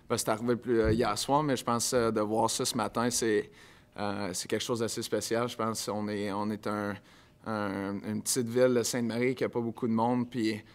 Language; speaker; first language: French; native; French